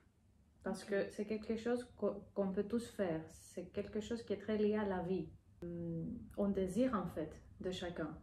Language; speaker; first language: French; non-native, fluent; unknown